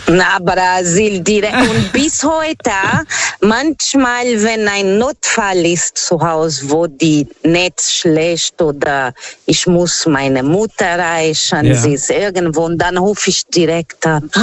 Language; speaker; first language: German; non-native, fluent; Portuguese